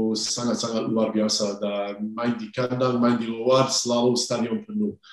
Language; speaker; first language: Indonesian; non-native, fluent; English